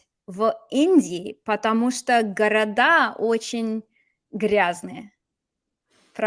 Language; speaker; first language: Russian; non-native, fluent; English